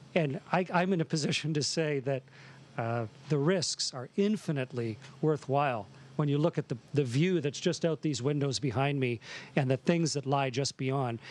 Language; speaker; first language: English; native; English